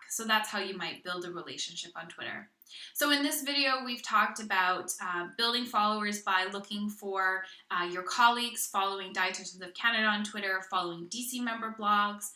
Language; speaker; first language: English; native; English